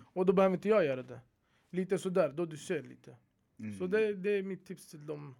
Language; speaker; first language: Swedish; early bilingual, other home language; Arabic